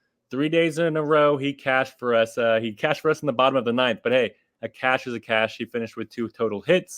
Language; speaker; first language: English; native; English